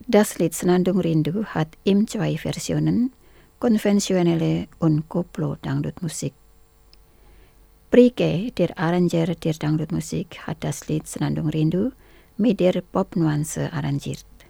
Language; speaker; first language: German; non-native, fluent; Indonesian